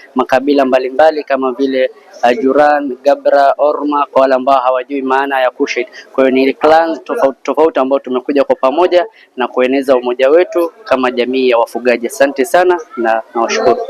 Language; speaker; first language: Swahili; non-native, local second language; Somali